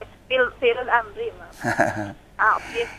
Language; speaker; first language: Arabic; non-native, learner; Indonesian